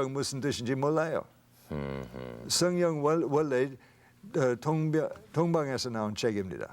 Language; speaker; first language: Korean; non-native, fluent; English